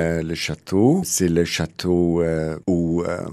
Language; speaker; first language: French; non-native, learner; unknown